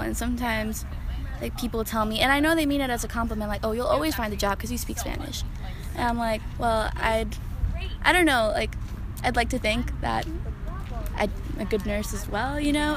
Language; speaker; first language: English; early bilingual, other home language; Spanish